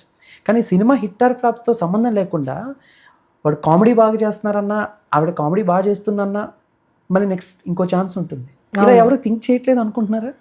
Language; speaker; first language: Telugu; native; Telugu